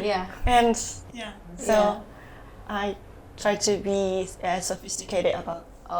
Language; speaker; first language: English; non-native, fluent; Japanese